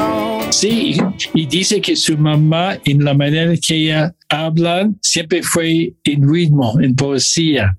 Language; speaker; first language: Spanish; non-native, fluent; English